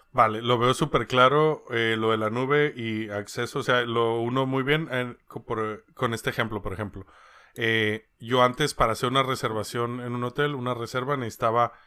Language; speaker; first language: Spanish; native; Spanish